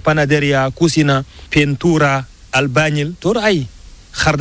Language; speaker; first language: Spanish; non-native, learner; Fula